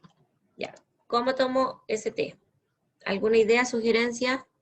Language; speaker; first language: Spanish; native; Spanish